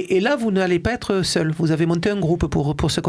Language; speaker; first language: French; native; French